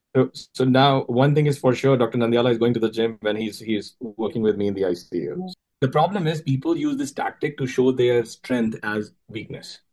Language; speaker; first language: English; non-native, local second language; Urdu